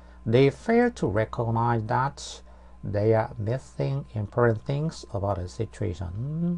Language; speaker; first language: English; non-native, fluent; Korean